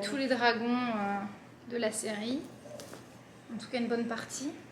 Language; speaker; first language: French; native; French